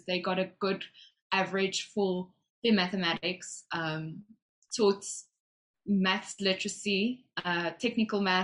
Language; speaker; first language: English; native; English